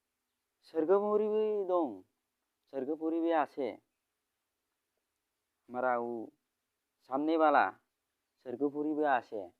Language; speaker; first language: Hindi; non-native, local second language; Bodo